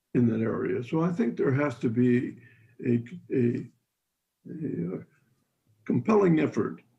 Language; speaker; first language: English; native; English